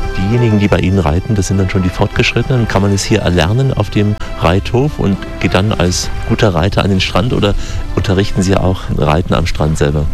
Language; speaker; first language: German; native; German